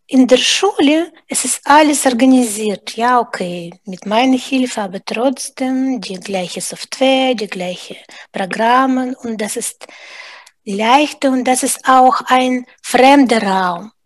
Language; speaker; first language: German; non-native, fluent; Russian